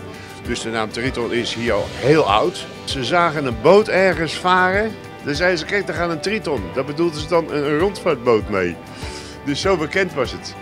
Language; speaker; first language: Dutch; native; Dutch